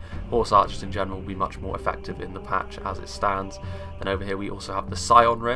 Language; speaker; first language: English; native; English